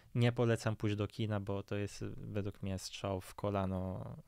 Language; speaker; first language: Polish; non-native, fluent; Italian